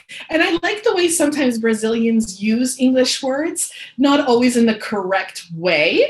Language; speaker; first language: English; native; English